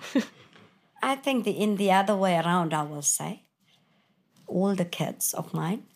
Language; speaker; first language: English; non-native, fluent; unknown